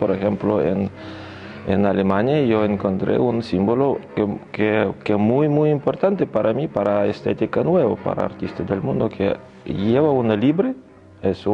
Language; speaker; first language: Spanish; non-native, learner; Russian